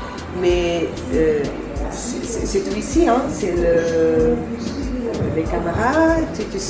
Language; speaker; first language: French; non-native, learner; Portuguese